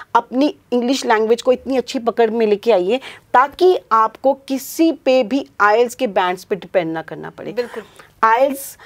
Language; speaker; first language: Hindi; non-native, local second language; Punjabi